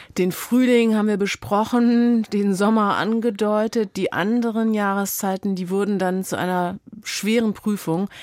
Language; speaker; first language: German; native; German